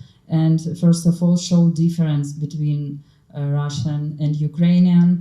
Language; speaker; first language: English; non-native, learner; Ukrainian